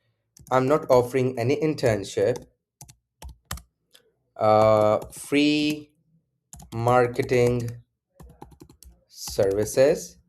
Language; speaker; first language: English; non-native, local second language; Urdu